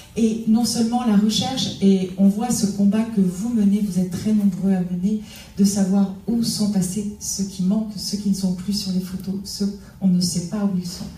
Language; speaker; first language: French; native; French